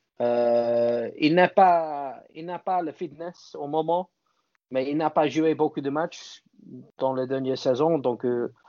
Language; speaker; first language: French; non-native, fluent; English